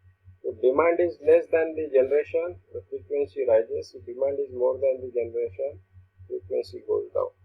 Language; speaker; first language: English; non-native, local second language; Marathi